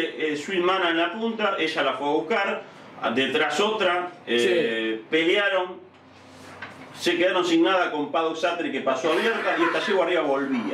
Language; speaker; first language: Spanish; native; Spanish